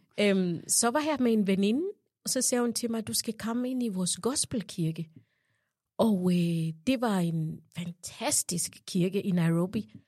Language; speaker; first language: Danish; non-native, fluent; Ganda